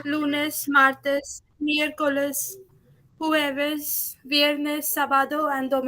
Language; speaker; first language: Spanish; non-native, learner; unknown